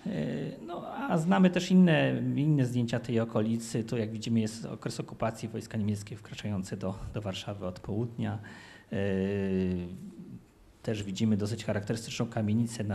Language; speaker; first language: Polish; native; Polish